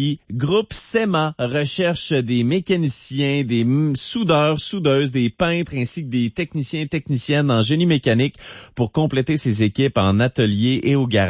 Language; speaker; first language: French; native; French